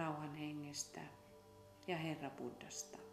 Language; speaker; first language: Finnish; native; Finnish